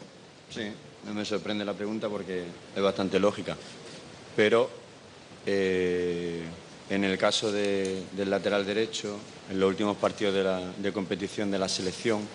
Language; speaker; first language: Spanish; native; Spanish